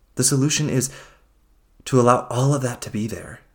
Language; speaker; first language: English; native; English